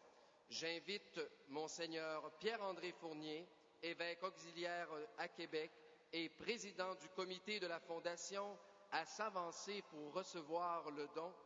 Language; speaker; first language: French; native; French